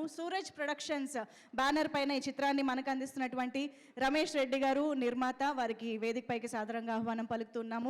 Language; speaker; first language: Telugu; native; Telugu